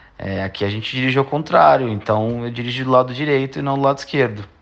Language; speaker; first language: Portuguese; native; Portuguese